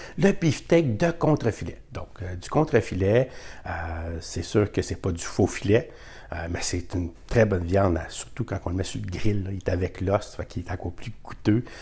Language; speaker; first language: French; native; French